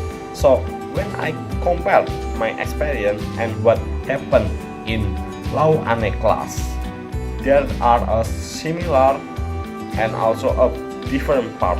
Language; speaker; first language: English; non-native, learner; Indonesian